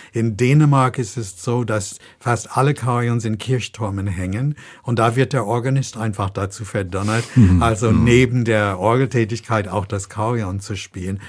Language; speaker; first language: German; non-native, fluent; English